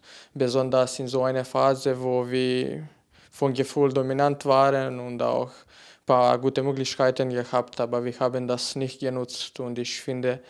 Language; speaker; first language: German; non-native, fluent; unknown